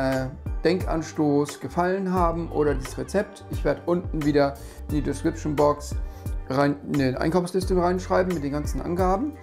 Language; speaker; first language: German; native; German